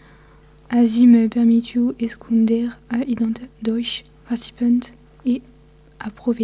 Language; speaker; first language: Portuguese; non-native, learner; French